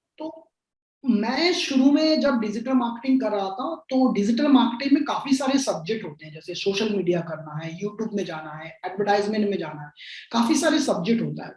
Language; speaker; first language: Hindi; non-native, local second language; Bangla